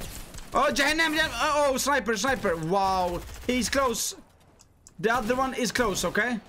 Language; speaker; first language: English; non-native, fluent; Swedish